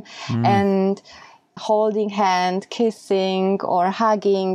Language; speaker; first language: English; non-native, fluent; German